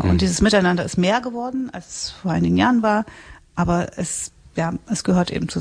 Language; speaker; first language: German; native; German